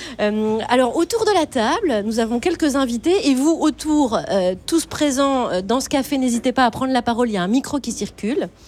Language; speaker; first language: French; native; French